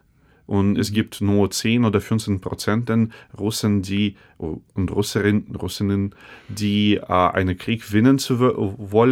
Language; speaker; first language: German; non-native, fluent; Russian